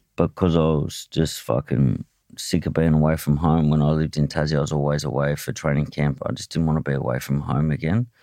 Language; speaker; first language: English; native; English